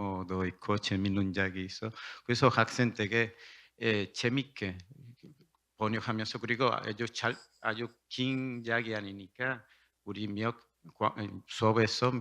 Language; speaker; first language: Korean; non-native, learner; Spanish